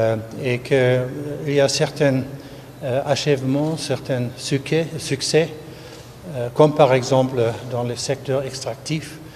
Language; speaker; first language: French; non-native, fluent; German